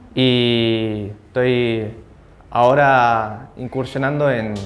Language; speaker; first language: Spanish; native; Spanish